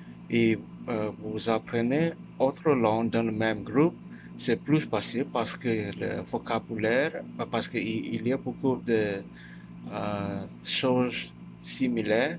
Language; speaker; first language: French; non-native, learner; Chinese